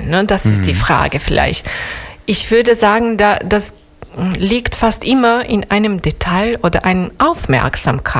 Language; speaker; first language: German; non-native, fluent; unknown